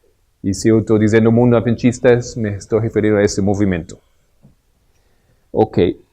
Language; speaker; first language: Portuguese; non-native, fluent; Spanish